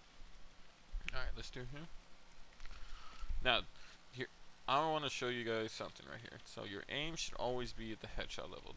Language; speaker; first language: English; native; English